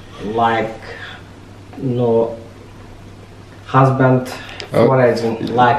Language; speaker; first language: English; non-native, learner; Azerbaijani